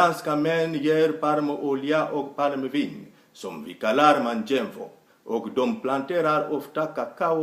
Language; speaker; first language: Swedish; non-native, fluent; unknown